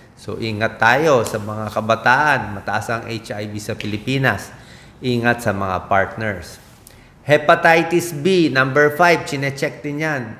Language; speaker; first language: Filipino; native; Filipino